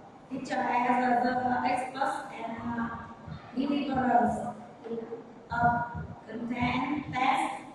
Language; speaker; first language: English; non-native, learner; Vietnamese